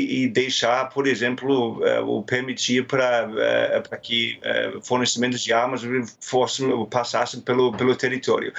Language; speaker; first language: Portuguese; non-native, fluent; German